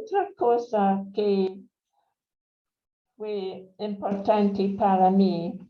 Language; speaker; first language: Spanish; non-native, fluent; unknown